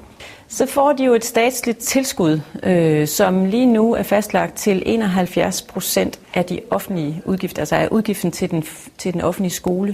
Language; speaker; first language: Danish; native; Danish